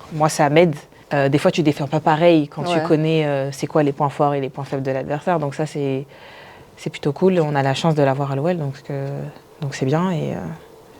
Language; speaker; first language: French; native; French